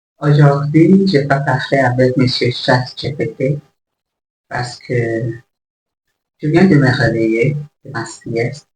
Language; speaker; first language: French; non-native, learner; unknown